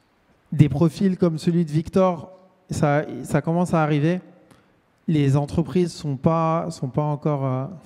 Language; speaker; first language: French; native; French